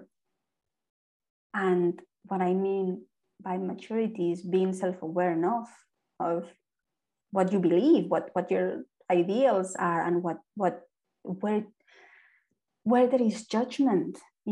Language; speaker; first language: English; non-native, fluent; Spanish